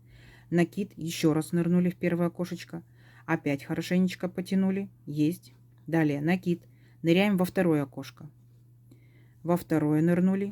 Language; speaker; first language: Russian; native; Russian